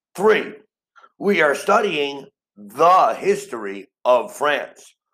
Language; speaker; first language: English; native; English